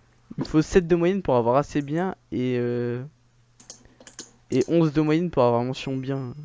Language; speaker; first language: French; native; French